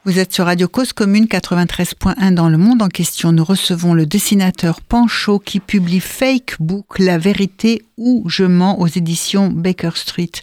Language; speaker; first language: French; native; French